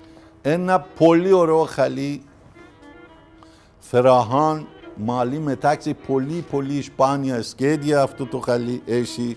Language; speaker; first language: Greek; non-native, learner; Persian